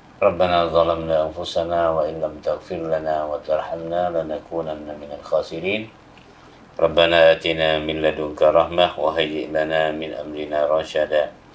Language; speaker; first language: Malay; non-native, fluent; Thai